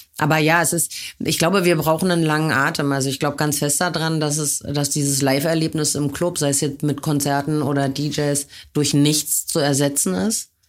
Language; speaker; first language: German; native; German